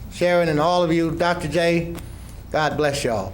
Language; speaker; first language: English; native; English